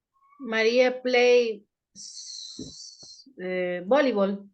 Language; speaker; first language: English; non-native, learner; Spanish